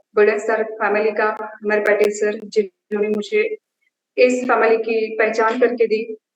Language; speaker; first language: Hindi; non-native, local second language; Marathi